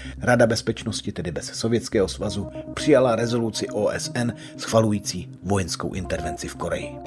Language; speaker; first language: Czech; native; Czech